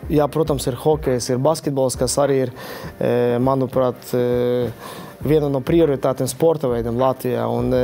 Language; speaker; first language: Latvian; non-native, local second language; Russian